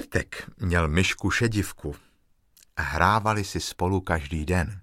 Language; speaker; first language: Czech; native; Czech